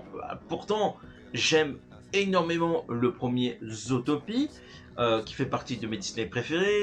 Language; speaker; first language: French; native; French